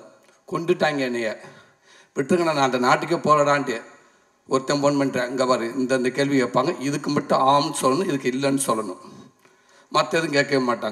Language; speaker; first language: Tamil; native; Tamil